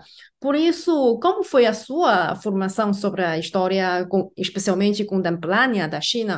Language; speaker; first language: Portuguese; non-native, fluent; Chinese